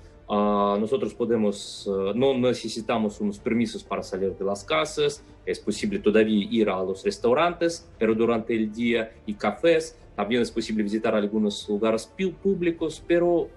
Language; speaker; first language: Spanish; non-native, fluent; Russian